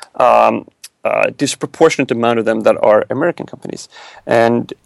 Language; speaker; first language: English; non-native, fluent; Swedish